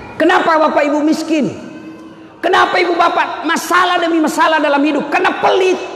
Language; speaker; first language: Indonesian; non-native, local second language; Buginese